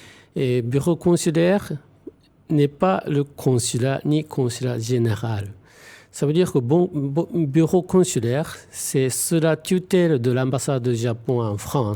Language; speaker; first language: French; non-native, fluent; Japanese